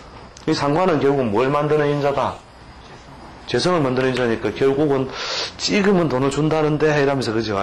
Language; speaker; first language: Korean; native; Korean